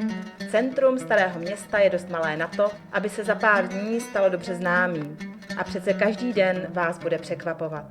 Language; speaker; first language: Czech; native; Czech